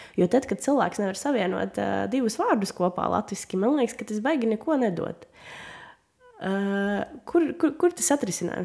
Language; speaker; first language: Latvian; non-native, local second language; Russian